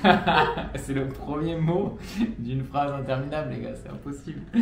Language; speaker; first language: French; native; French